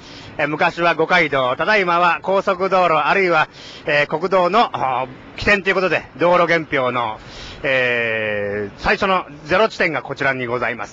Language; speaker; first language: Japanese; native; Japanese